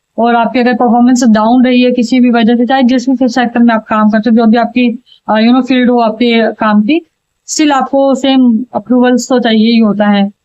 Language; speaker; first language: Hindi; native; Hindi